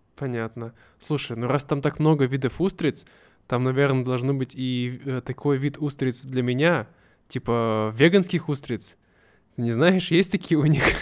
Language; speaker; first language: Russian; native; Russian